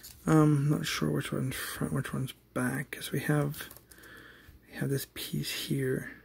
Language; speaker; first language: English; native; English